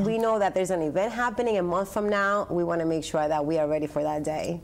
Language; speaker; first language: English; early bilingual, other home language; Spanish